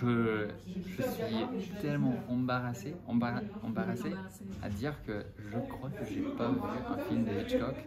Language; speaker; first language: French; non-native, fluent; English